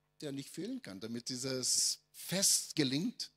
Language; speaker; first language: German; non-native, fluent; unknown